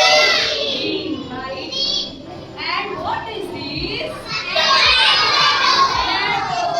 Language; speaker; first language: English; non-native, local second language; Hindi